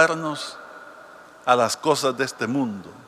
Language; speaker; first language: Spanish; native; Spanish